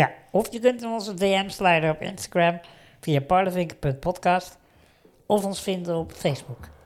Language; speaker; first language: Dutch; native; Dutch